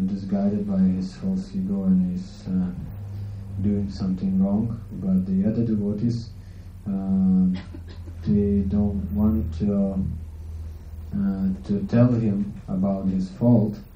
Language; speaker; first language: English; non-native, fluent; Lithuanian